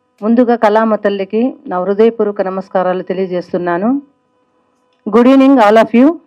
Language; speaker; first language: Telugu; native; Telugu